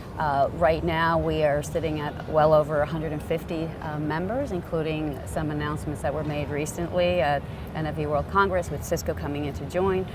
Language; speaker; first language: English; native; English